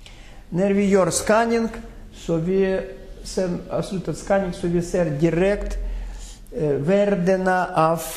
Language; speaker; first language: Swedish; non-native, fluent; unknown